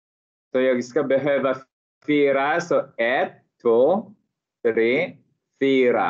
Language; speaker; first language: Swedish; non-native, fluent; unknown